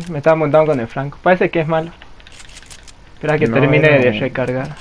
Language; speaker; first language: Spanish; native; Spanish